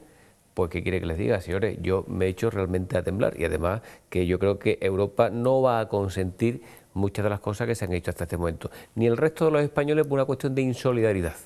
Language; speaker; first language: Spanish; native; Spanish